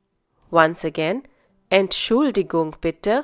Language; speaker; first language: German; non-native, fluent; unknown